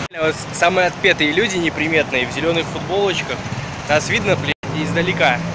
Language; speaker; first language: Russian; native; Russian